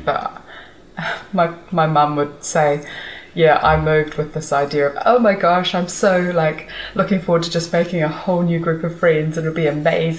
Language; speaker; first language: English; native; English